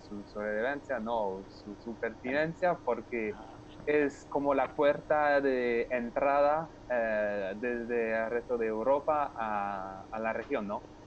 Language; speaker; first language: Spanish; non-native, fluent; French